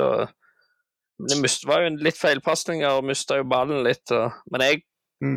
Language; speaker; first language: Norwegian; native; Norwegian